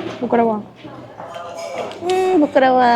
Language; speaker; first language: Korean; non-native, learner; Vietnamese